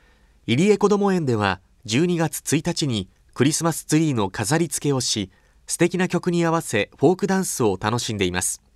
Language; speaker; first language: Japanese; native; Japanese